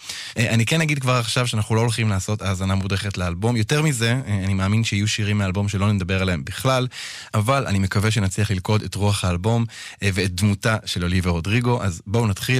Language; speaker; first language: Hebrew; native; Hebrew